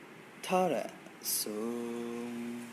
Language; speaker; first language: Vietnamese; non-native, learner; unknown